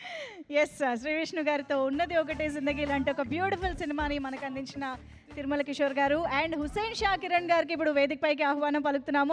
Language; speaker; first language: Telugu; native; Telugu